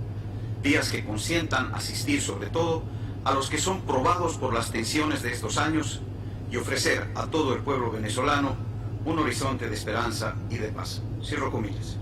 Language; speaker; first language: Spanish; native; Spanish